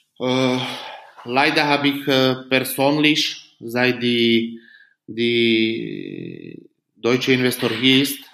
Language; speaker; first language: German; non-native, learner; Slovak